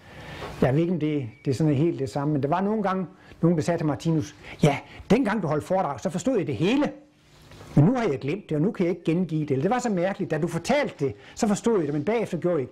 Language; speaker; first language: Danish; native; Danish